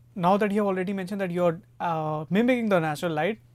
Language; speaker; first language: English; non-native, local second language; Hindi